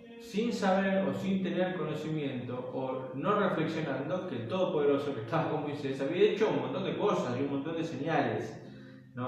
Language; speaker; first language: Spanish; native; Spanish